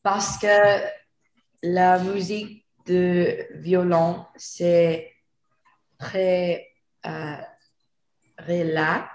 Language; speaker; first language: French; non-native, learner; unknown